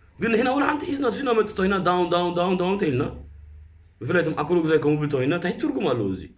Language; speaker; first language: Tigrinya; early bilingual, heritage; Tigrinya